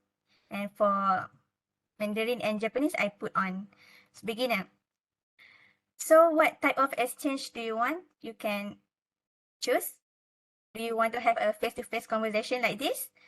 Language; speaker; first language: English; non-native, local second language; Malay